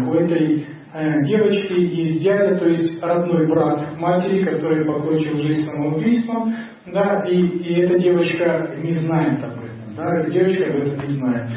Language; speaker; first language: Russian; native; Russian